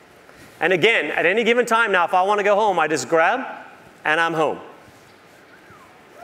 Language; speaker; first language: English; native; English